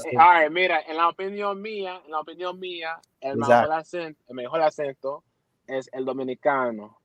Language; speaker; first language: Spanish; non-native, learner; English